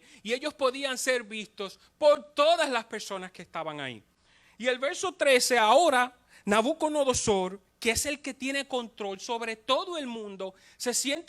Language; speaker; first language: Spanish; native; Spanish